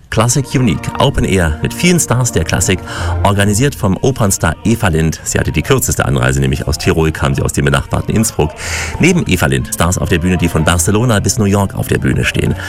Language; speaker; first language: German; native; German